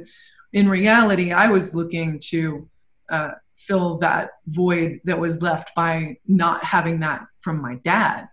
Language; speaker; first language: English; native; English